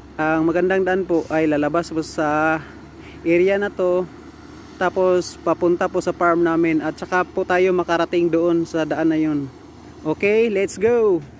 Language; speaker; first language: Filipino; non-native, local second language; Cebuano